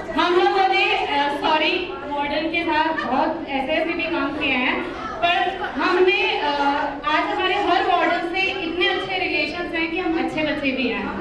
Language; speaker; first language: Hindi; native; Hindi